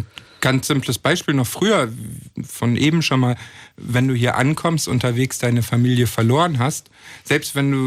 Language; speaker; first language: German; native; German